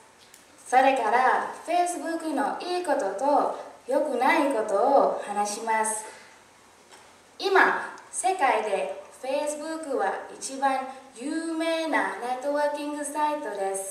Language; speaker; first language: Japanese; non-native, learner; English